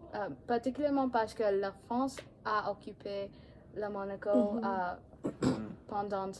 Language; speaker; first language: French; non-native, learner; English